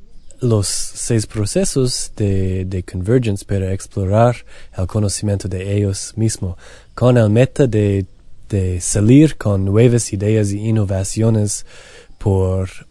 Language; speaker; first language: Spanish; non-native, learner; English